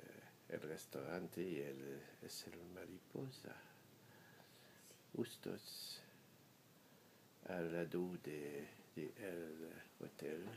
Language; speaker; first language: Spanish; non-native, learner; French